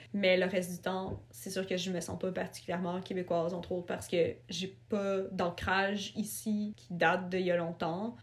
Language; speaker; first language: French; early bilingual, other home language; Russian